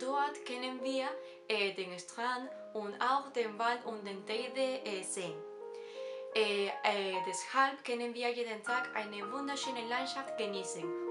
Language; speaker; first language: German; non-native, learner; Spanish